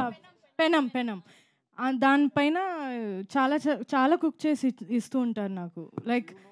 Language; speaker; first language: Telugu; non-native, fluent; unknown